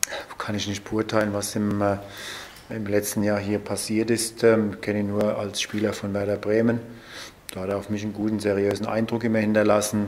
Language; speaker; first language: German; native; German